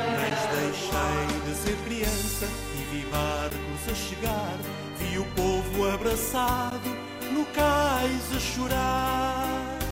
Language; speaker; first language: Portuguese; native; Portuguese